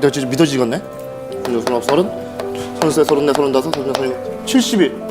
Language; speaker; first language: Korean; native; Korean